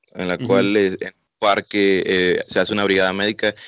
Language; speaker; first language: Spanish; native; Spanish